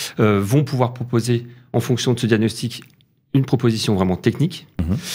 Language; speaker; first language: French; native; French